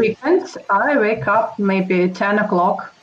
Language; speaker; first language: English; non-native, fluent; Russian